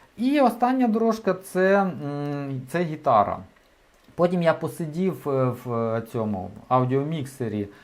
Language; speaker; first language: Ukrainian; native; Ukrainian